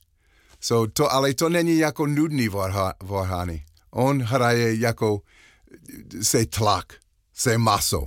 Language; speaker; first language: Czech; non-native, fluent; English